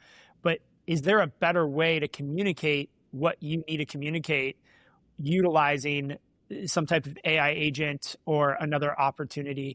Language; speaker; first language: English; native; English